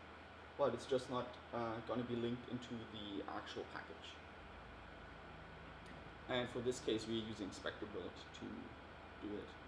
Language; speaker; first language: English; non-native, fluent; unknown